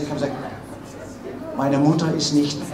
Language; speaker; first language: German; non-native, fluent; Dutch